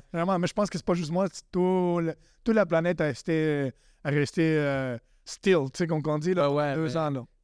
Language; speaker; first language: French; native; French